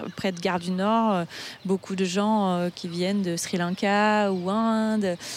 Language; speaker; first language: French; non-native, fluent; Portuguese